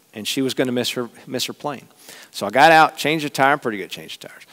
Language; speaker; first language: English; native; English